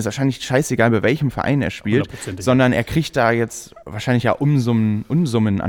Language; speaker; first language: German; native; German